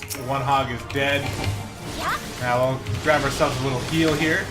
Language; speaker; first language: English; native; English